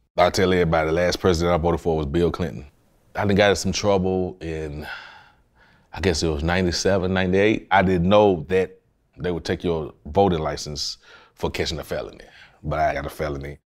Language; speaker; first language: English; native; English